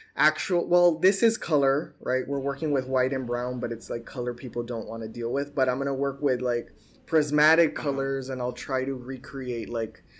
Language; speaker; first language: English; native; English